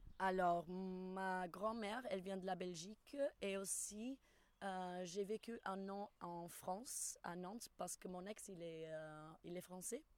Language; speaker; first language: French; non-native, fluent; Portuguese